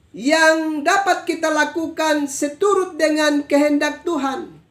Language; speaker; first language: Indonesian; native; Indonesian